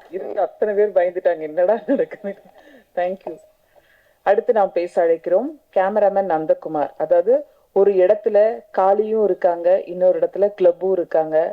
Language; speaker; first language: Tamil; native; Tamil